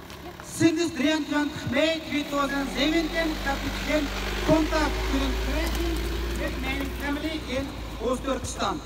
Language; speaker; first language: Dutch; non-native, fluent; Uyghur